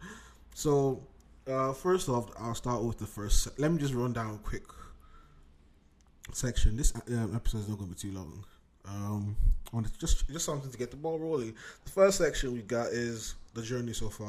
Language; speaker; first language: English; non-native, local second language; Yoruba